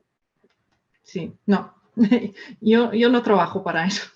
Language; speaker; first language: Spanish; non-native, fluent; Dutch